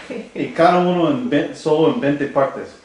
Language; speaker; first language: Spanish; non-native, learner; English